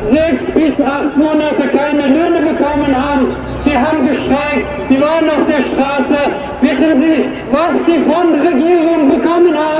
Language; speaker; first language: German; non-native, fluent; Persian